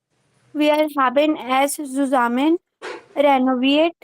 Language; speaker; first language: German; non-native, learner; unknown